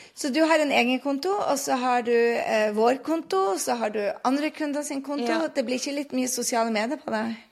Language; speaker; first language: Norwegian; native; Norwegian